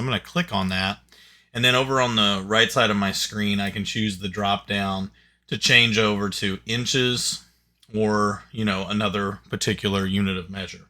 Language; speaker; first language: English; native; English